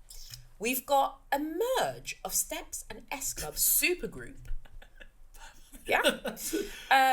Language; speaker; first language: English; native; English